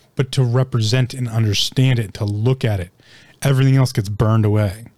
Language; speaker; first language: English; native; English